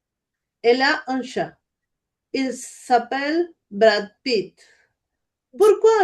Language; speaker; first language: French; non-native, learner; Spanish